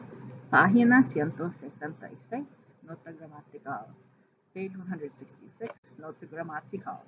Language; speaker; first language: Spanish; non-native, fluent; English